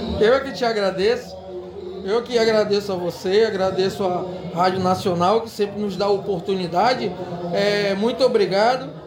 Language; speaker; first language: Portuguese; native; Portuguese